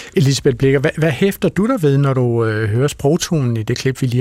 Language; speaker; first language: Danish; native; Danish